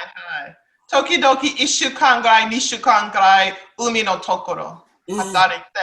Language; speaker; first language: Japanese; non-native, learner; English